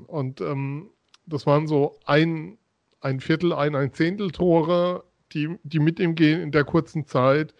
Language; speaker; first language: German; native; German